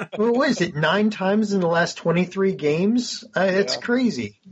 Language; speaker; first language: English; native; English